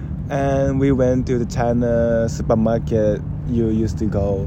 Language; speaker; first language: English; non-native, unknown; Japanese